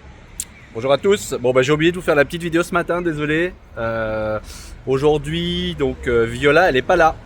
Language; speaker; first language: French; native; French